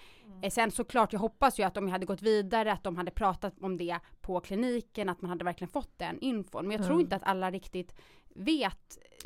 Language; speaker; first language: Swedish; native; Swedish